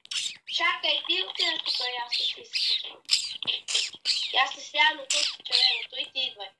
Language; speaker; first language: Bulgarian; early bilingual, heritage; English